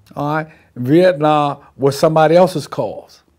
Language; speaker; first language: English; native; English